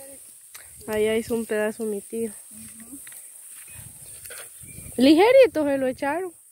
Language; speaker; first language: Spanish; native; Spanish